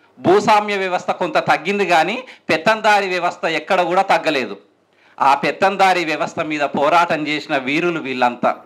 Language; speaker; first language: Telugu; native; Telugu